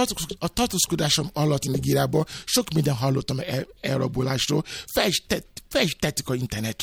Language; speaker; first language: Hungarian; non-native, learner; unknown